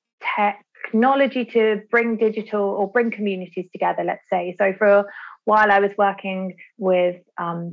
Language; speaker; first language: English; native; English